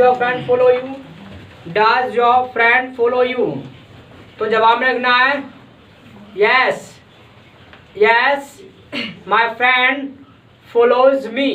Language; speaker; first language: English; non-native, fluent; Hindi